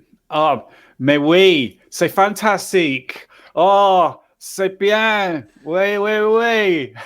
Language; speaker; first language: French; non-native, learner; English